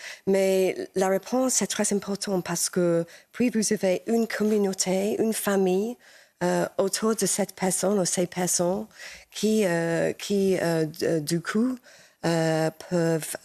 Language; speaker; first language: French; non-native, fluent; English